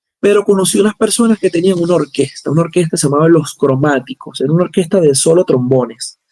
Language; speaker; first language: Spanish; native; Spanish